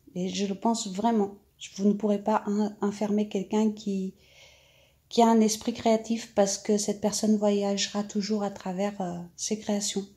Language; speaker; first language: French; native; French